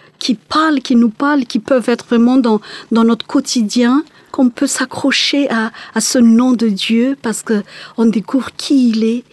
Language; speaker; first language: French; non-native, local second language; Malagasy